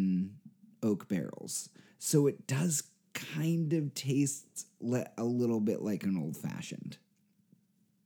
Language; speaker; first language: English; native; English